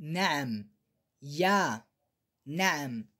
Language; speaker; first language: Dutch; non-native, learner; Arabic